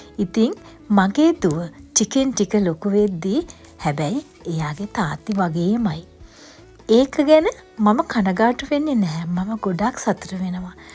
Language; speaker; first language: Sinhala; native; Sinhala